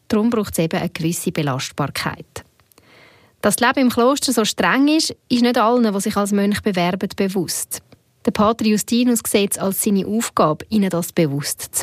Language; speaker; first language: German; native; German